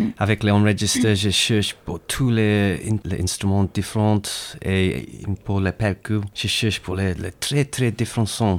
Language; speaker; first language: French; non-native, learner; English